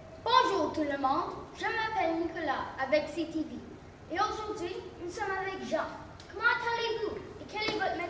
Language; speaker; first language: French; non-native, learner; English